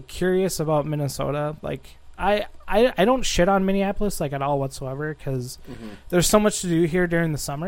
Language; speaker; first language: English; native; English